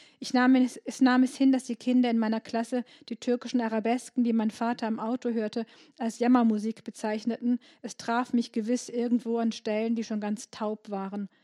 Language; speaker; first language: German; early bilingual, other home language; Turkish